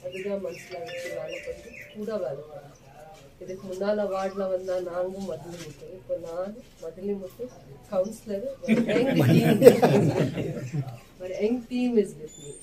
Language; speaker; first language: Tamil; non-native, local second language; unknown